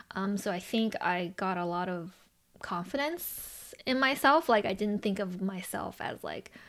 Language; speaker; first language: English; early bilingual, other home language; Chinese